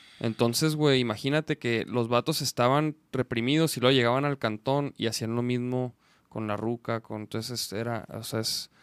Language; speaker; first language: Spanish; native; Spanish